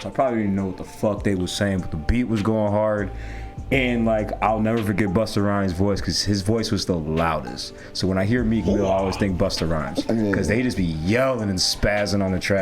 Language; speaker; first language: English; native; English